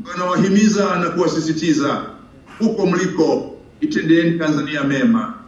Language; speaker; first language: Swahili; native; Swahili